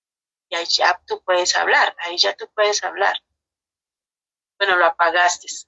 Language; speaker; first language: Spanish; native; Spanish